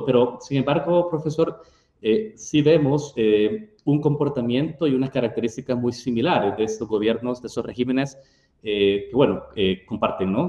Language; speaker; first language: Spanish; native; Spanish